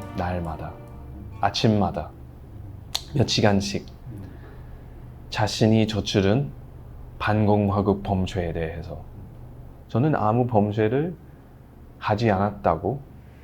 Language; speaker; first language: Korean; non-native, fluent; English